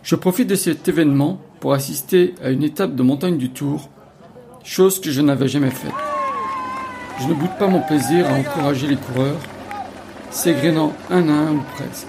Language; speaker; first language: French; native; French